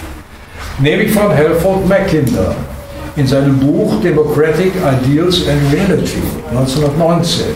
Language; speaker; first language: German; native; German